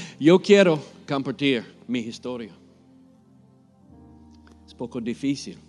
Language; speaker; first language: Spanish; non-native, learner; English